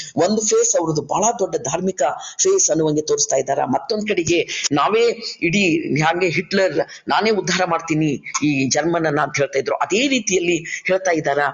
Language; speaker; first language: Kannada; native; Kannada